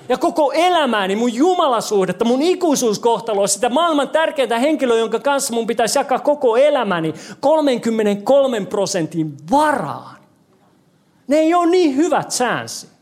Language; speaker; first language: Finnish; non-native, fluent; English